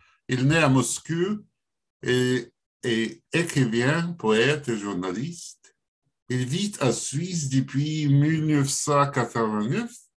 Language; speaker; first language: French; non-native, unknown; Russian